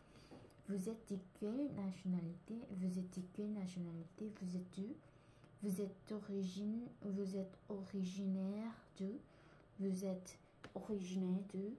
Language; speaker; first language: French; non-native, learner; Korean